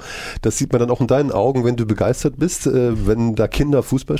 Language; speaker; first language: German; native; German